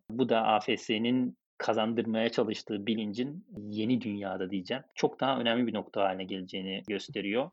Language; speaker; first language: Turkish; native; Turkish